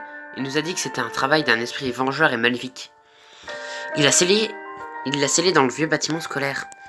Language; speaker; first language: French; native; French